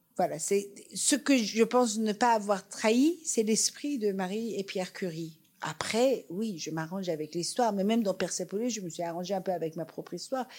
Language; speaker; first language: French; non-native, fluent; Persian